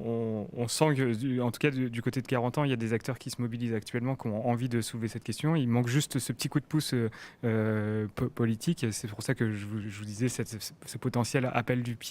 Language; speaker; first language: French; native; French